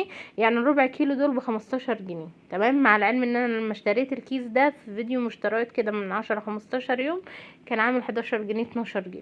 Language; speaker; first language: Arabic; native; Arabic